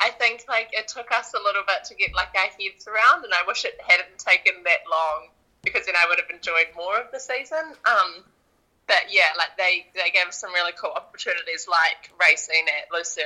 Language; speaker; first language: English; native; English